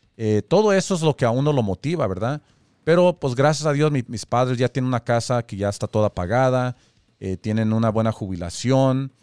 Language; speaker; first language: Spanish; early bilingual, heritage; Spanish